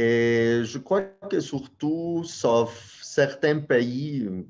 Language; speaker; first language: French; non-native, fluent; Spanish